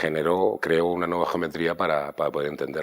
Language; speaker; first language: Spanish; native; Spanish